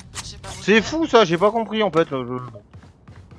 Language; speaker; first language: French; native; French